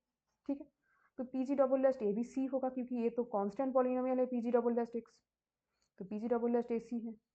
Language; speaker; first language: Hindi; native; Hindi